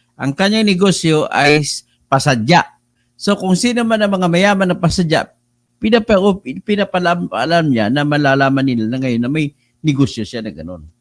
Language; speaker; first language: Filipino; non-native, local second language; Cebuano